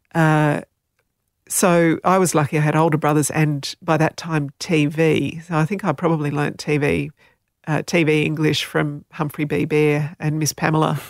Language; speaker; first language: English; non-native, local second language; Slovenian